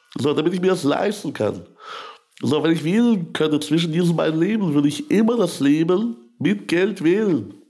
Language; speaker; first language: German; early bilingual, other home language; Russian